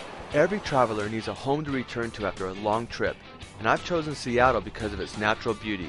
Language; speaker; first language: English; native; English